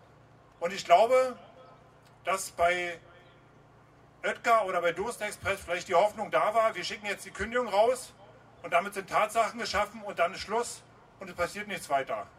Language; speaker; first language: German; native; German